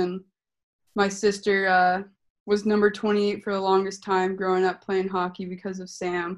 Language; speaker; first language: English; native; English